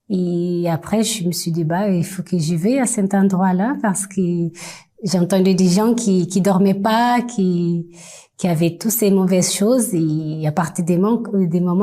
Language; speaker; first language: French; non-native, fluent; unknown